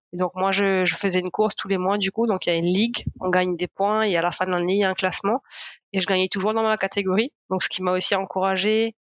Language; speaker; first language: French; non-native, local second language; Morisyen